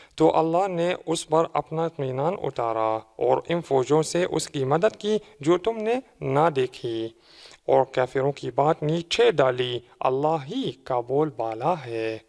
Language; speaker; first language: Urdu; non-native, fluent; Arabic